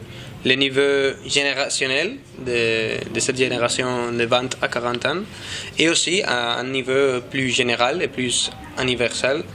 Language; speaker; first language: French; non-native, learner; Spanish